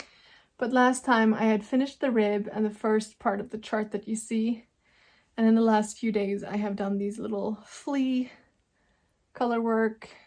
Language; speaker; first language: English; non-native, fluent; Norwegian